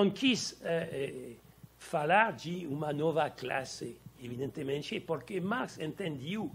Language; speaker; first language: Portuguese; non-native, learner; French